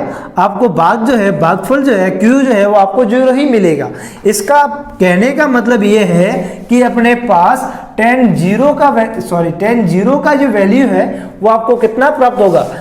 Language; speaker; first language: Hindi; native; Hindi